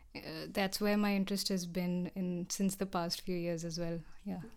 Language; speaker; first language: English; non-native, local second language; Hindi